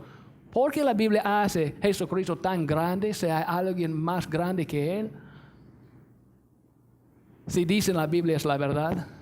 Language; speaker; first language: Spanish; non-native, fluent; English